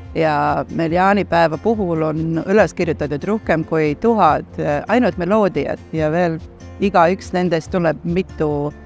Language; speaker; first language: Estonian; non-native, learner; Latvian